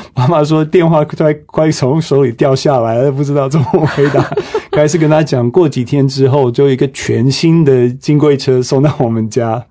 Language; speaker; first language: Chinese; non-native, fluent; English